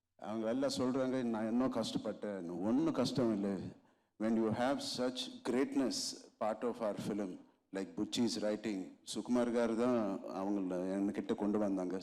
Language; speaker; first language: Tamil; non-native, local second language; Telugu